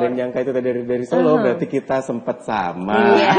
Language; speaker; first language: Indonesian; native; Indonesian